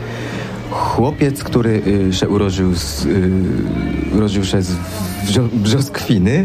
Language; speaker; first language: Polish; non-native, fluent; Japanese